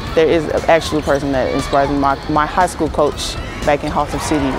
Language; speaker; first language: English; native; English